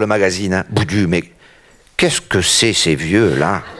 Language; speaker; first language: French; native; French